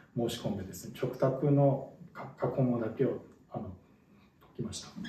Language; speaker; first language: Japanese; non-native, fluent; Chinese